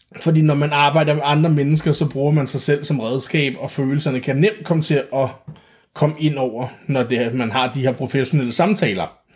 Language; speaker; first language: Danish; native; Danish